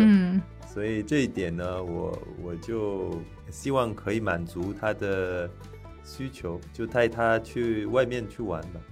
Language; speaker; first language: Chinese; non-native, learner; French